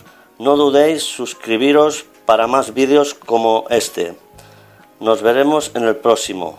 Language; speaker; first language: Spanish; native; Spanish